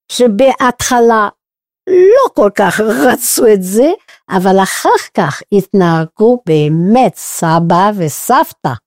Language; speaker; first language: Hebrew; non-native, fluent; French